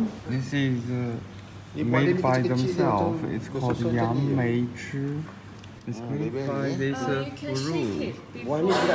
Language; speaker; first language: English; non-native, learner; Chinese